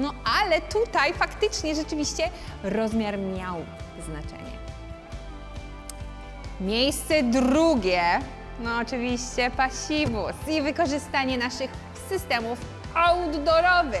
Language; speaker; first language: Polish; native; Polish